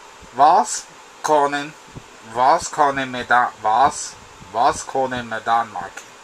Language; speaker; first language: German; non-native, learner; English